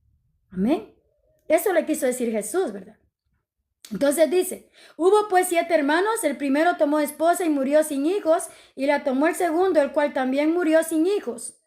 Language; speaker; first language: Spanish; native; Spanish